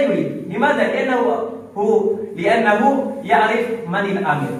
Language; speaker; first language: Arabic; non-native, learner; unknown